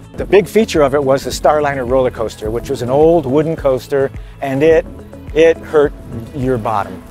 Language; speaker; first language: English; native; English